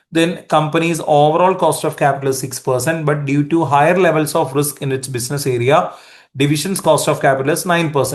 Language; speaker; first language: English; non-native, local second language; Malayalam